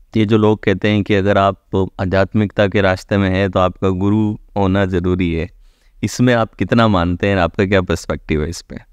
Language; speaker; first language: Hindi; native; Hindi